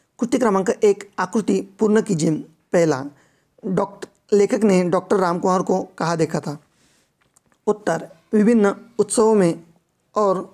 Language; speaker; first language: Hindi; non-native, local second language; Marathi